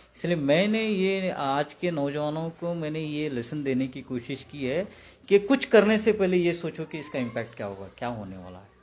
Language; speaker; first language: Hindi; non-native, local second language; Urdu